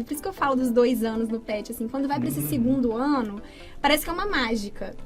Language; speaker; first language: Portuguese; native; Portuguese